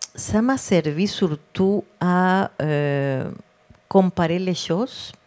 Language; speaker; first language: French; non-native, fluent; Spanish